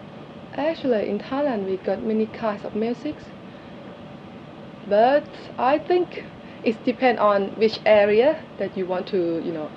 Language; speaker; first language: English; non-native, learner; Thai